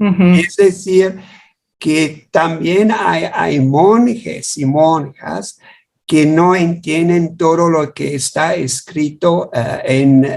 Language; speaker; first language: Spanish; non-native, fluent; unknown